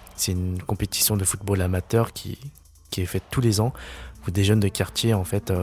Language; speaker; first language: French; native; French